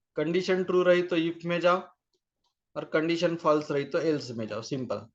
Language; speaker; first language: Hindi; non-native, local second language; Marathi